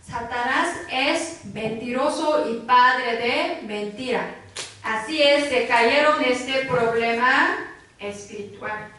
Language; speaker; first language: Spanish; non-native, learner; Korean